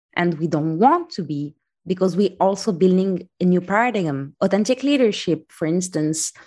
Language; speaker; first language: English; non-native, fluent; Arabic